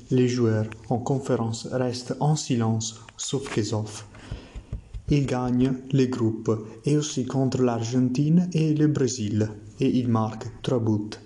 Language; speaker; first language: French; non-native, learner; Italian